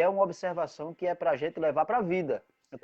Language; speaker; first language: Portuguese; native; Portuguese